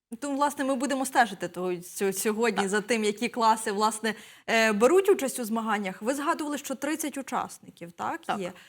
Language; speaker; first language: Ukrainian; native; Ukrainian